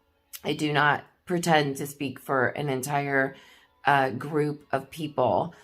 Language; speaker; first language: English; native; English